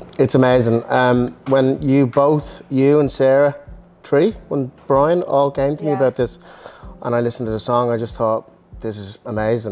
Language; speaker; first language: English; native; English